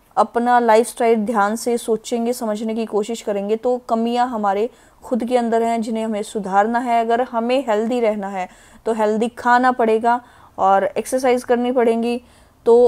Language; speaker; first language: Hindi; native; Hindi